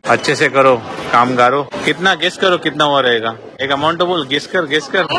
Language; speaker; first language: Hindi; non-native, local second language; Marathi